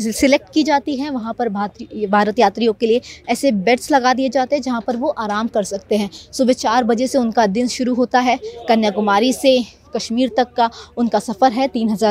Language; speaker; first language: Hindi; native; Hindi